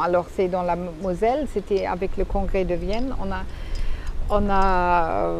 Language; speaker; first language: French; non-native, fluent; German